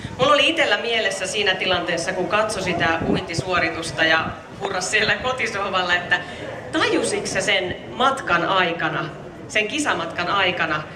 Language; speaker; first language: Finnish; native; Finnish